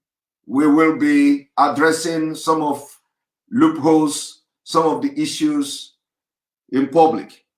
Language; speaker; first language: English; non-native, local second language; Igbo